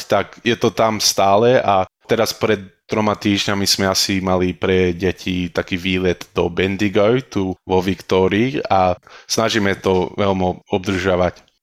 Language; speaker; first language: Slovak; early bilingual, heritage; Slovak